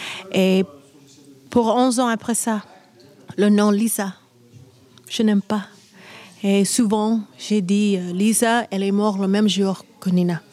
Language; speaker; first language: French; non-native, learner; English